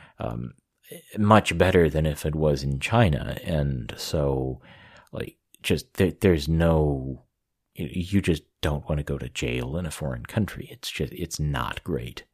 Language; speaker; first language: English; native; English